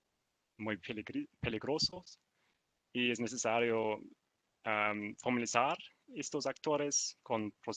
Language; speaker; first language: Spanish; non-native, learner; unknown